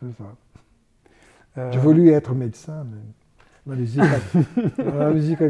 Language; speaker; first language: French; non-native, fluent; Portuguese